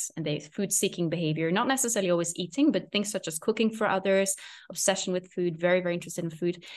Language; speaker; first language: English; non-native, fluent; Norwegian